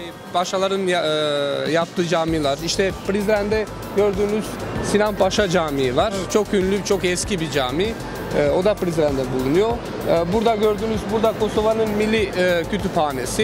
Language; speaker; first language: Turkish; non-native, fluent; Albanian